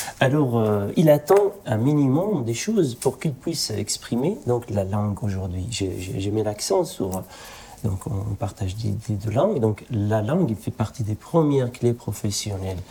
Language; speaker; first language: French; non-native, fluent; Arabic